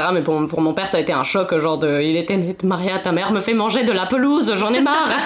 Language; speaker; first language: French; non-native, fluent; Spanish